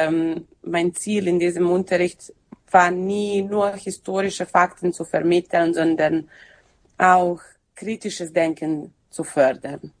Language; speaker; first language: German; non-native, fluent; Serbian